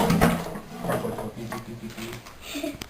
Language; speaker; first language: Bulgarian; non-native, learner; Finnish